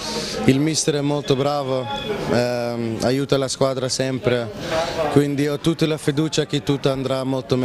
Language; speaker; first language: Italian; non-native, fluent; Dutch